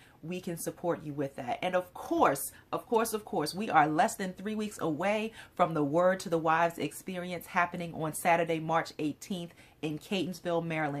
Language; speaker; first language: English; native; English